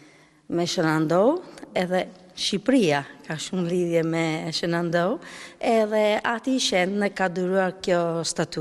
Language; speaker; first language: Albanian; non-native, learner; Italian